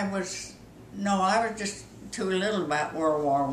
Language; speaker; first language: English; native; English